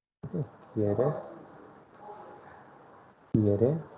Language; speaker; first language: Spanish; non-native, fluent; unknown